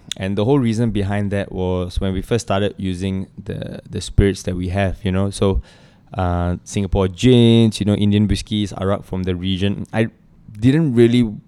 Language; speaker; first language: English; native; English